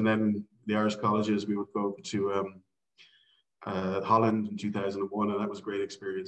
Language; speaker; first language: English; native; English